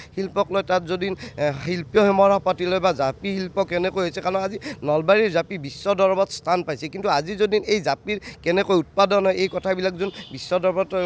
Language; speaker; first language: Assamese; native; Assamese